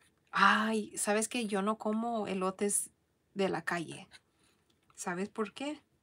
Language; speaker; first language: Spanish; early bilingual, heritage; Spanish